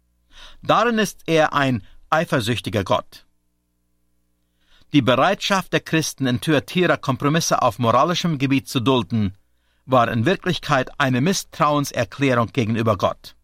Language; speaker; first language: German; native; German